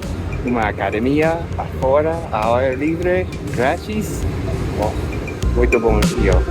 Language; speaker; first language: Portuguese; non-native, fluent; English